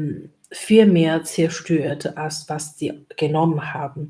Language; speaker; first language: German; non-native, learner; Chinese